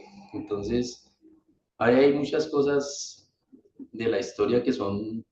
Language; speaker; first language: Spanish; native; Spanish